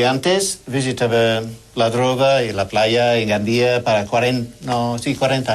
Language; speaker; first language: Spanish; non-native, learner; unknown